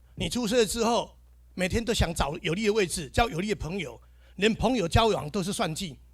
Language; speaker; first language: Chinese; native; Chinese